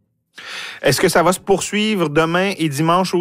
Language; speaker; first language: French; native; French